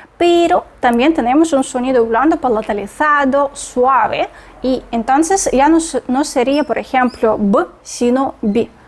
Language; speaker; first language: Spanish; non-native, fluent; Russian